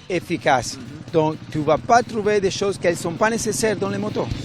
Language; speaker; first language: French; non-native, fluent; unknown